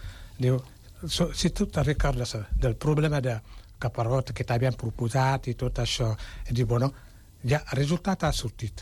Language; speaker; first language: Catalan; non-native, fluent; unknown